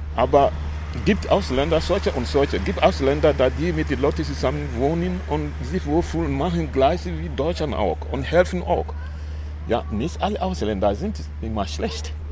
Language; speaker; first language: German; non-native, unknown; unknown